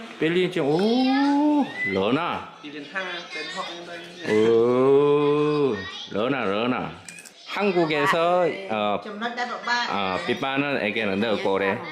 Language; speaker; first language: Korean; native; Korean